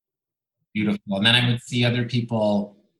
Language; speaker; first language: English; non-native, fluent; Italian